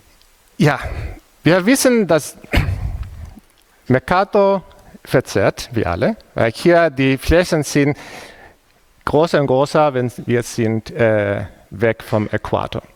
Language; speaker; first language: German; non-native, fluent; Spanish